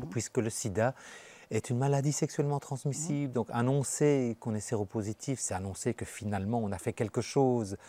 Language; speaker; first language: French; native; French